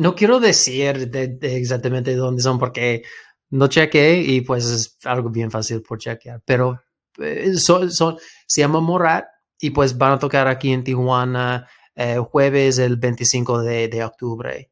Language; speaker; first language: Spanish; non-native, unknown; English